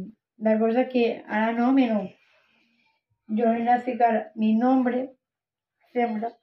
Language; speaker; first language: Spanish; non-native, local second language; Catalan